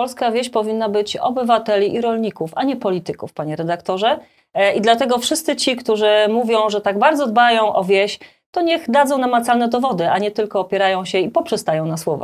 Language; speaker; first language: Polish; native; Polish